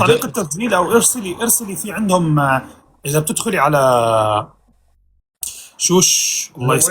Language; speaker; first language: Arabic; native; Arabic